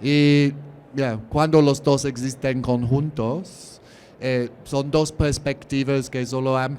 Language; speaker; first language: Spanish; non-native, learner; English